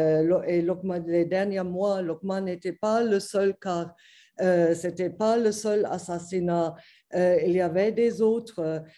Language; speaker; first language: French; non-native, fluent; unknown